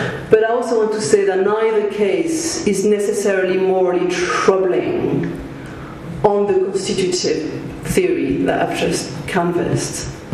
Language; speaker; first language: English; non-native, fluent; French